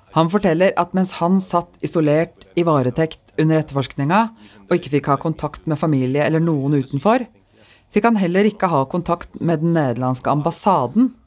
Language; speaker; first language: Norwegian; native; Norwegian